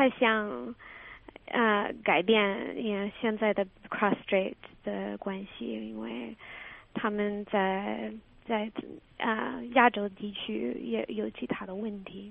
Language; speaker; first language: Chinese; non-native, fluent; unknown